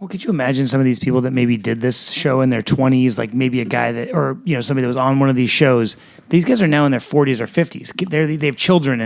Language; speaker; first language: English; native; English